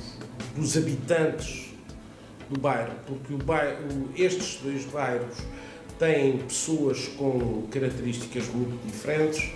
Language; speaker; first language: Portuguese; non-native, fluent; Italian